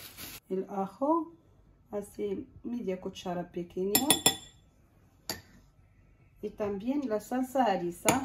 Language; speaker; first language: Spanish; non-native, fluent; Arabic